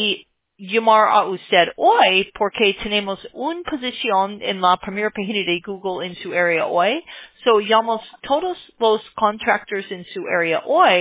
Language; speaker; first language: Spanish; non-native, learner; English